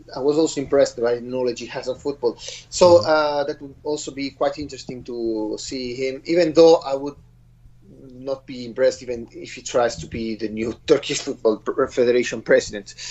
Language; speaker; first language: English; non-native, fluent; Italian